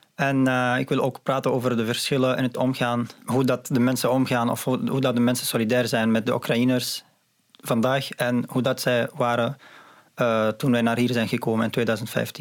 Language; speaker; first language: Dutch; non-native, fluent; Arabic